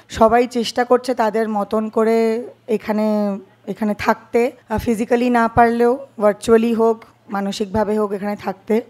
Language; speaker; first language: Bangla; native; Bangla